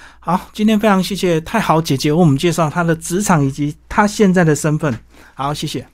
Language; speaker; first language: Chinese; native; Chinese